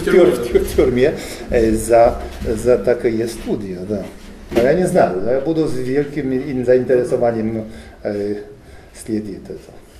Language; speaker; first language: Russian; non-native, learner; Polish